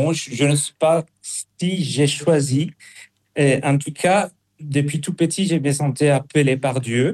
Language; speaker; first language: French; non-native, fluent; Spanish